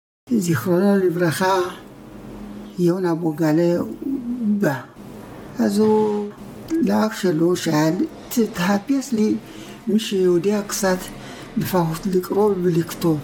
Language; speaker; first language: Hebrew; non-native, fluent; Amharic